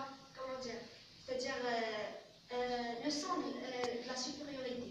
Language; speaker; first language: French; non-native, local second language; Arabic